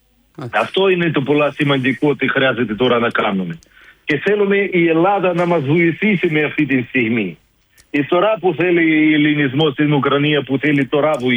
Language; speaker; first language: Greek; non-native, learner; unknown